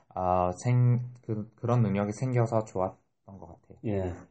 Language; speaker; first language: Korean; non-native, fluent; Vietnamese